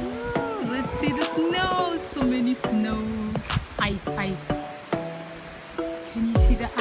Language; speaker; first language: English; non-native, learner; Indonesian